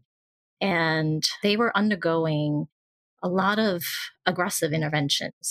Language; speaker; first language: English; non-native, local second language; Cantonese